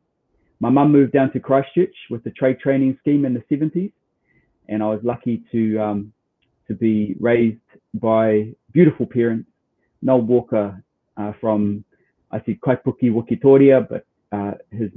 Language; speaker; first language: English; native; English